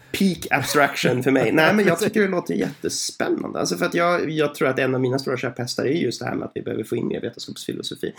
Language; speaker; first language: Swedish; native; Swedish